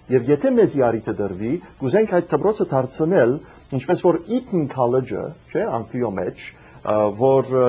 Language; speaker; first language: Armenian; early bilingual, heritage; Armenian